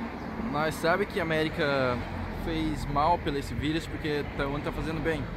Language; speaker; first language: Portuguese; early bilingual, heritage; Portuguese